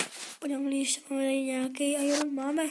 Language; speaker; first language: Czech; non-native, learner; Slovak